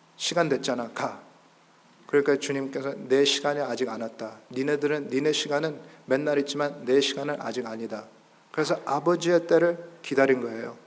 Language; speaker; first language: Korean; early bilingual, heritage; Korean